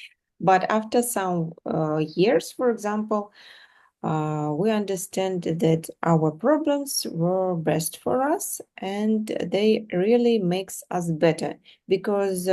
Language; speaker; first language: English; non-native, fluent; Russian